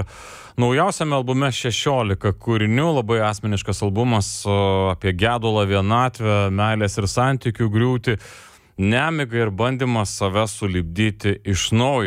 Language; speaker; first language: Lithuanian; native; Lithuanian